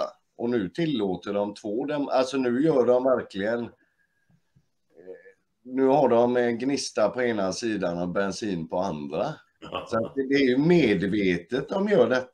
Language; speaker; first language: Swedish; native; Swedish